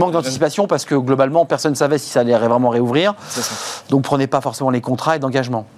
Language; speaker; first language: French; native; French